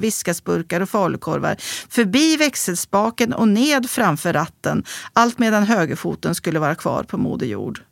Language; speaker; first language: Swedish; native; Swedish